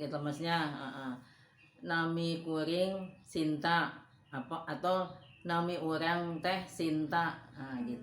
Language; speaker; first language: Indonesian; non-native, local second language; Sundanese